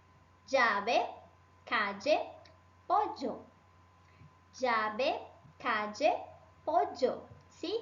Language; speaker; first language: Spanish; non-native, fluent; Portuguese